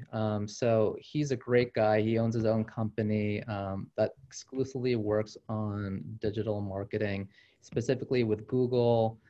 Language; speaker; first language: English; native; English